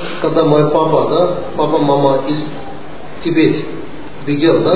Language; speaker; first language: Russian; non-native, learner; Tibetan